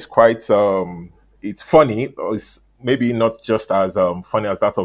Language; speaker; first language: English; non-native, local second language; Yoruba